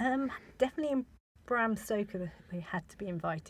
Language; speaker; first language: English; native; English